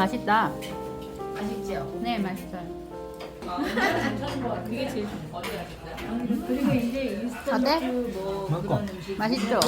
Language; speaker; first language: Korean; non-native, learner; Vietnamese